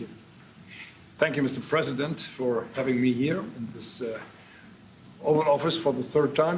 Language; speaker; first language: English; non-native, fluent; German